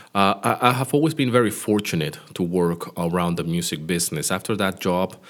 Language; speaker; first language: English; non-native, fluent; Greek